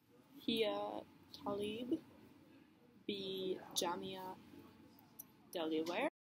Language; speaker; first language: Arabic; non-native, learner; English